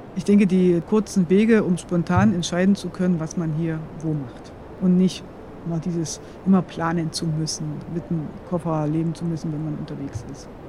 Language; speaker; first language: German; non-native, local second language; Upper Sorbian